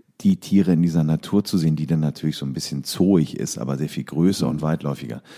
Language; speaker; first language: German; native; German